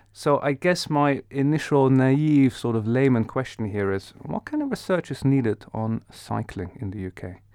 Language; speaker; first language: English; non-native, fluent; Dutch